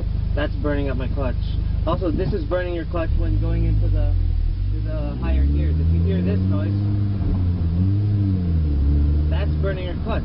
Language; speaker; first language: English; native; English